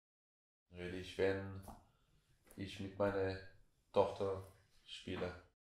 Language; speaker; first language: German; non-native, fluent; Hebrew